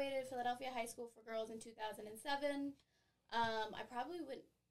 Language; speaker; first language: English; native; English